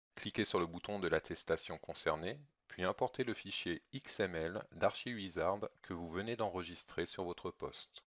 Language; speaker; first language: French; native; French